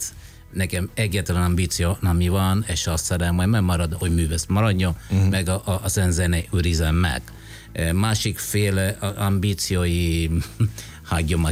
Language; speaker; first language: Hungarian; non-native, fluent; Italian